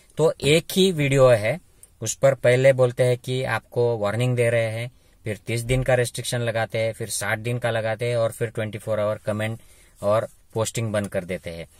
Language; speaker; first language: Hindi; non-native, local second language; Marathi